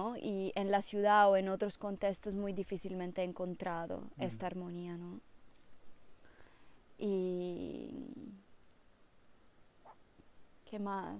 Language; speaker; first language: Spanish; non-native, fluent; Italian